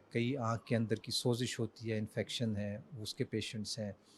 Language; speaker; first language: Urdu; native; Urdu